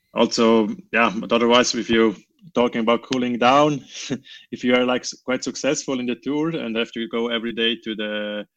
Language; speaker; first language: English; non-native, learner; Romansh